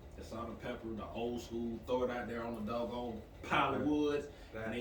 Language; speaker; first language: English; native; English